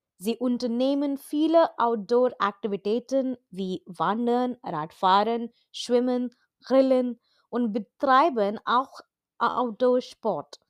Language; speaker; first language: German; non-native, learner; Hindi